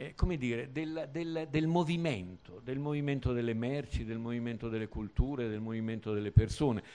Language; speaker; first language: Italian; native; Italian